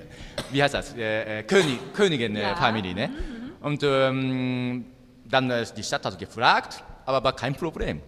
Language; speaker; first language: German; non-native, learner; Japanese